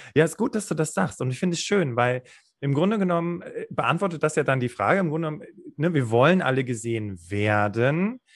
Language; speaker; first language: German; native; German